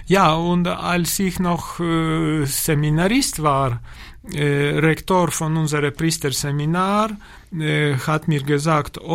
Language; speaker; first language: German; non-native, learner; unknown